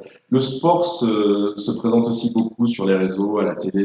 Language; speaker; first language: French; native; French